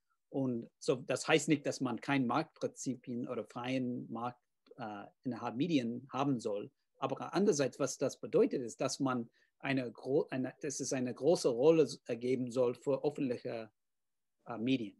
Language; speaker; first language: German; non-native, fluent; English